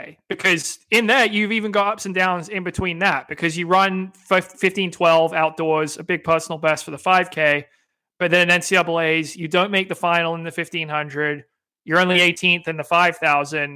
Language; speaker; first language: English; native; English